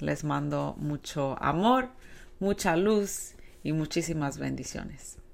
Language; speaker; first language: Spanish; early bilingual, heritage; Spanish